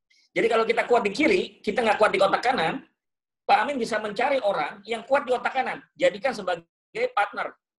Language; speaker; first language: Indonesian; native; Indonesian